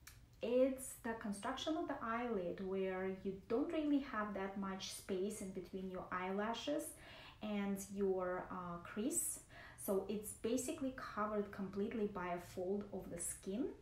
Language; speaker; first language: English; non-native, fluent; Russian